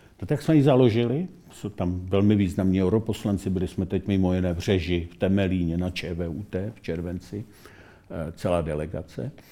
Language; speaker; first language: Czech; native; Czech